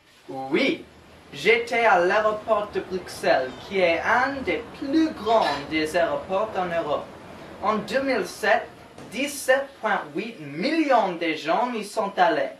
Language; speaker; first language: French; non-native, learner; English